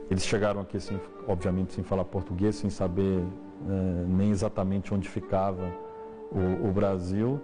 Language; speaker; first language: Portuguese; native; Portuguese